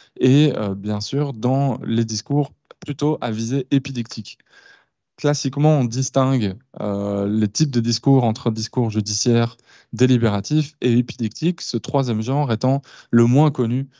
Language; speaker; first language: French; native; French